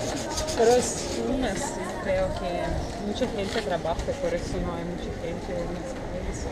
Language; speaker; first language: Spanish; non-native, fluent; Russian